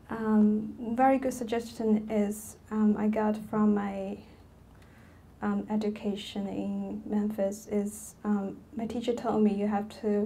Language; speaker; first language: English; non-native, fluent; Chinese